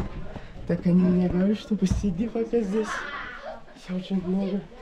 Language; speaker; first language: Russian; non-native, learner; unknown